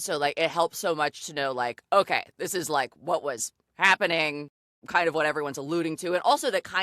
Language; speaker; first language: English; native; English